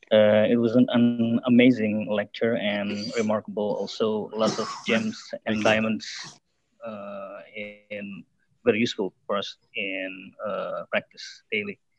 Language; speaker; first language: English; non-native, fluent; Indonesian